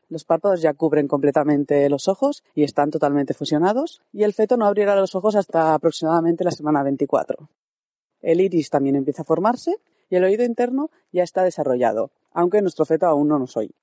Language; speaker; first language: Spanish; native; Spanish